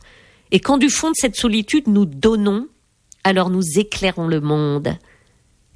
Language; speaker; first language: French; native; French